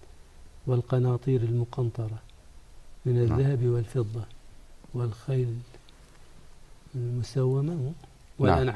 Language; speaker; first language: Arabic; native; Arabic